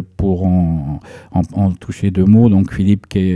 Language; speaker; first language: French; native; French